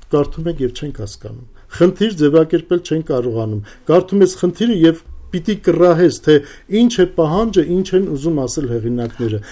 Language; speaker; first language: Armenian; native; Armenian